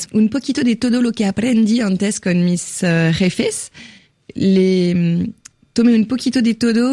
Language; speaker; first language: Spanish; non-native, fluent; French